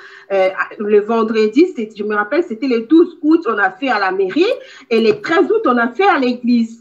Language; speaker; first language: French; non-native, local second language; Lingala